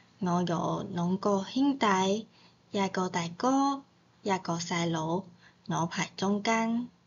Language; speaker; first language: Cantonese; non-native, learner; Chinese